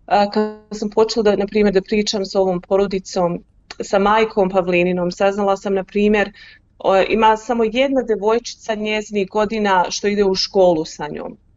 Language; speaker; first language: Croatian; early bilingual, heritage; Croatian